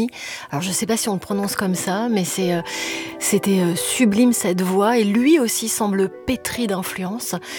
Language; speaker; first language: French; native; French